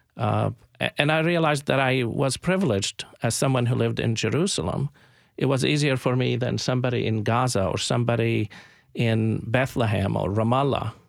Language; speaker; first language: English; non-native, fluent; Arabic